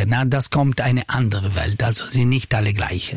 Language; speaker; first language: German; non-native, learner; Italian